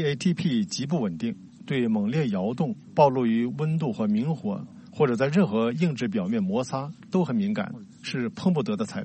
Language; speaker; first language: Chinese; native; Chinese